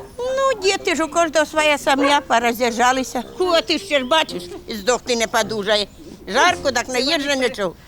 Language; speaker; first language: Ukrainian; native; Ukrainian